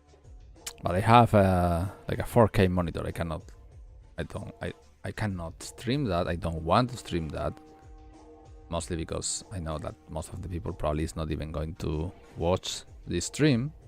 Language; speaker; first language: English; non-native, fluent; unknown